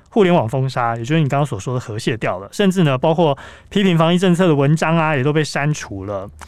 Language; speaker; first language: Chinese; native; Chinese